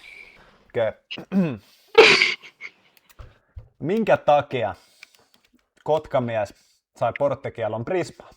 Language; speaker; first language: Finnish; native; Finnish